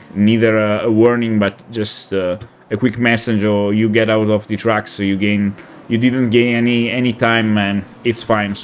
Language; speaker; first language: English; non-native, fluent; Italian